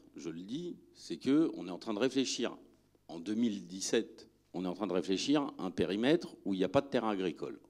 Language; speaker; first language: French; native; French